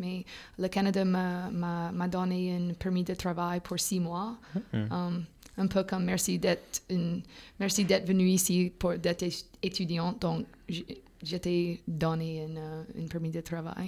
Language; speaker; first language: French; non-native, fluent; English